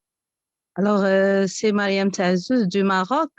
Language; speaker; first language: French; non-native, local second language; Arabic